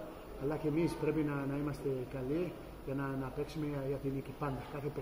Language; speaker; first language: Greek; non-native, fluent; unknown